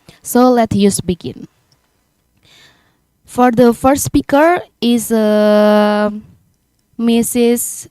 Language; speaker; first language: English; non-native, learner; Indonesian